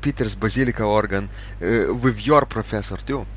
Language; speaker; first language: English; non-native, fluent; Lithuanian